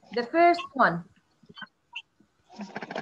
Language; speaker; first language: English; non-native, learner; Arabic